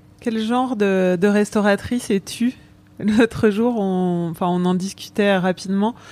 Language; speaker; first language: French; native; French